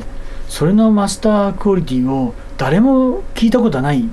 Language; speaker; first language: Japanese; native; Japanese